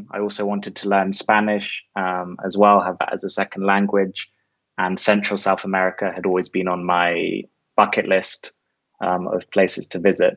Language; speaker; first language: English; native; English